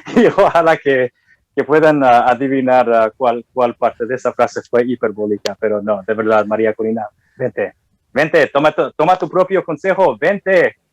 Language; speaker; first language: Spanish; non-native, fluent; English